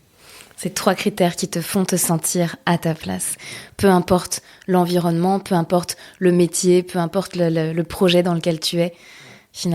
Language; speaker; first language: French; native; French